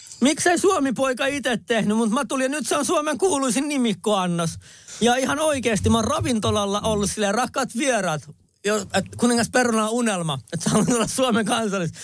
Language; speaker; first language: Finnish; early bilingual, other home language; Kurdish